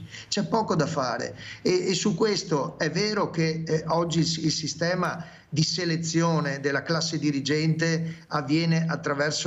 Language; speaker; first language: Italian; native; Italian